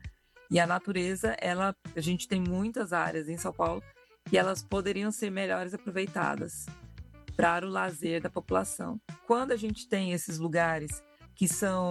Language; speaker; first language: Portuguese; native; Portuguese